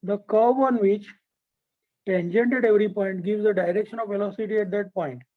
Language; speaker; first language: English; non-native, local second language; Gujarati